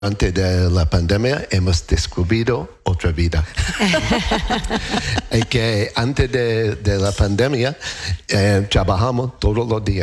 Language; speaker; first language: Spanish; non-native, learner; English